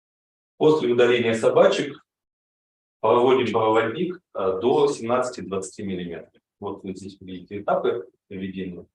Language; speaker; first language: Russian; native; Russian